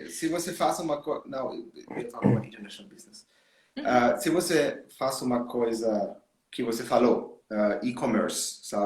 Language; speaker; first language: Portuguese; non-native, learner; German